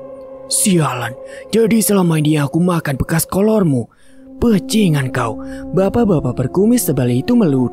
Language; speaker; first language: Indonesian; native; Indonesian